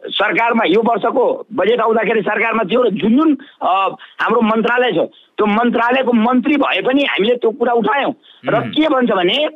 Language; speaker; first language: Nepali; non-native, local second language; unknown